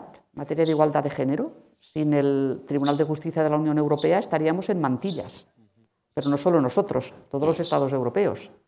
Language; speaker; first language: Spanish; non-native, local second language; Catalan